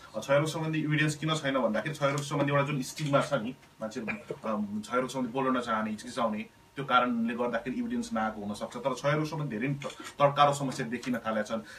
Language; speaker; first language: Nepali; native; Nepali